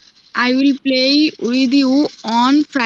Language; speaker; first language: English; non-native, learner; Bangla